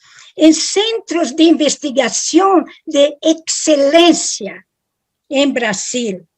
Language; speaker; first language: Spanish; non-native, fluent; Italian